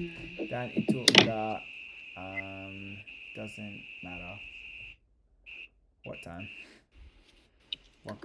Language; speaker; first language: Indonesian; non-native, learner; English